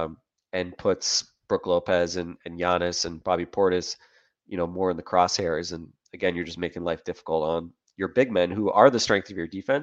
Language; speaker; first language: English; native; English